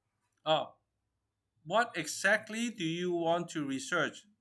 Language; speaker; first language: English; non-native, fluent; Chinese